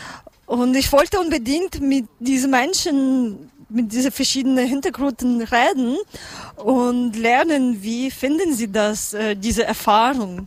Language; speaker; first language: German; non-native, learner; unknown